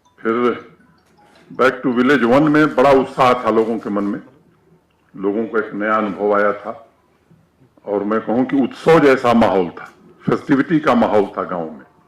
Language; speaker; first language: Hindi; native; Hindi